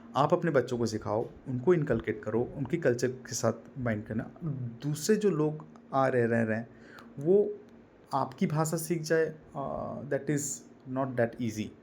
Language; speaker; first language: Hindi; non-native, local second language; Bangla